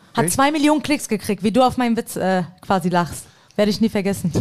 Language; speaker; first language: German; early bilingual, other home language; Persian